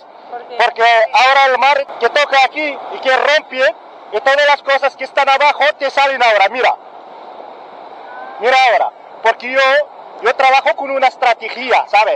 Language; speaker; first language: Spanish; non-native, fluent; Arabic